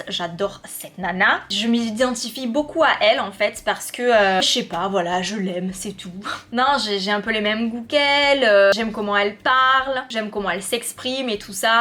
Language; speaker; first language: French; native; French